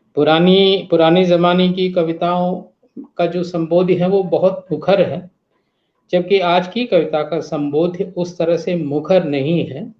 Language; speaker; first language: Hindi; non-native, local second language; Malayalam